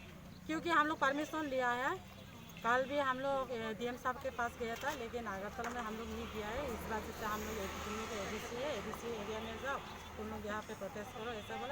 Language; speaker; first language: Hindi; non-native, local second language; Kok Borok